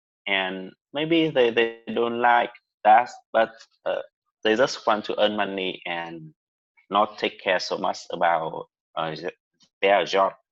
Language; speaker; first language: English; non-native, learner; Vietnamese